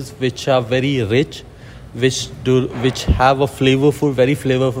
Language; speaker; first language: English; non-native, local second language; Hindi